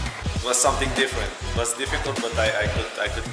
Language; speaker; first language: English; non-native, learner; Portuguese